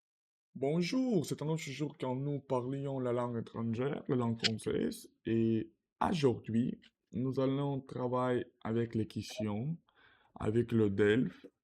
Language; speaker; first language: French; non-native, learner; Russian